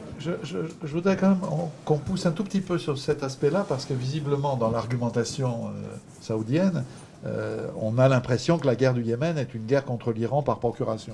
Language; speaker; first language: French; native; French